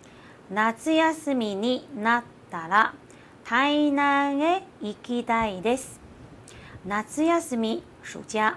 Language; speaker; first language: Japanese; non-native, fluent; Chinese